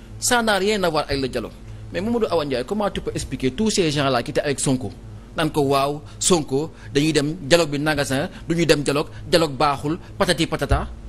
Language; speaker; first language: French; non-native, local second language; Wolof